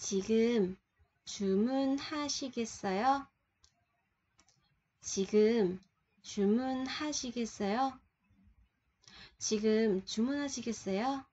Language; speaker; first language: Korean; non-native, fluent; Vietnamese